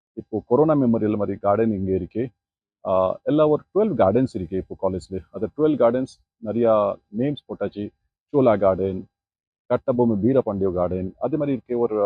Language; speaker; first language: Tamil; non-native, learner; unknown